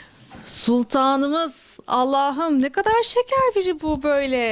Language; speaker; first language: Turkish; native; Turkish